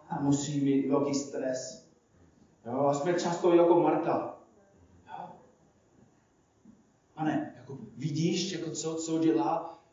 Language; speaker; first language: Czech; non-native, fluent; English